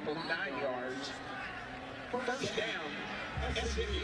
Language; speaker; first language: English; native; English